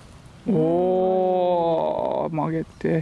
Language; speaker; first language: Japanese; native; Japanese